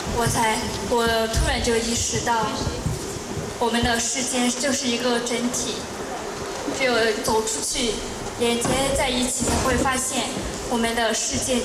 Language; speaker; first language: Chinese; non-native, fluent; Lao